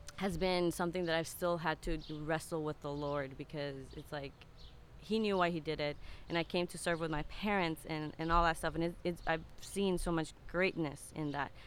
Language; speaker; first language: English; non-native, fluent; Spanish